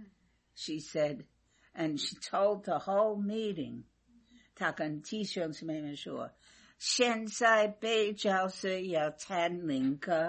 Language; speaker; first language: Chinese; non-native, fluent; English